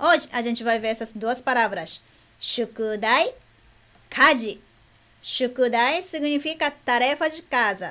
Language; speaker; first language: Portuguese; non-native, fluent; Japanese